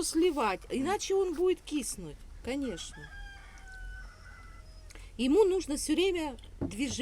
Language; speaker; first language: Russian; native; Russian